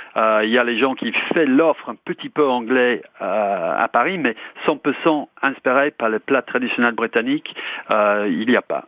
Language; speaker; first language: French; non-native, fluent; English